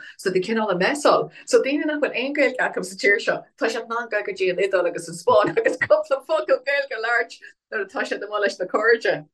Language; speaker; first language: Irish; native; Irish